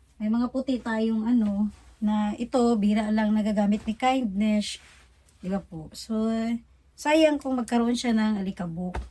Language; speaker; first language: Filipino; native; Filipino